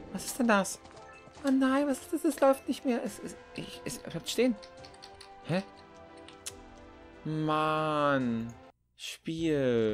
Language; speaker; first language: German; native; German